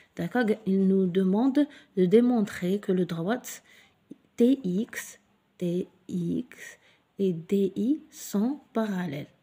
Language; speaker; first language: French; non-native, local second language; Arabic